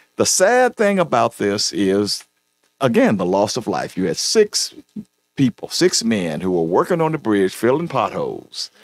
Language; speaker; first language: English; native; English